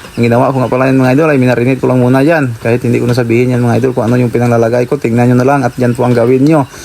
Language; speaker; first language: Filipino; non-native, local second language; Hiligaynon